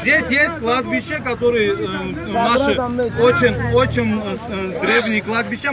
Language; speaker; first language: Russian; non-native, learner; Azerbaijani